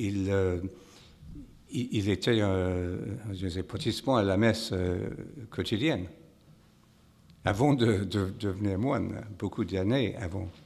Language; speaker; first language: French; non-native, fluent; English